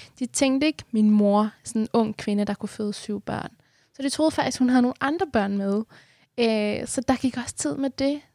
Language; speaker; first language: Danish; early bilingual, other home language; Persian